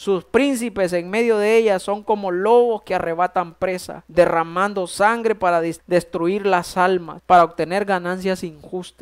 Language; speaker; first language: Spanish; native; Spanish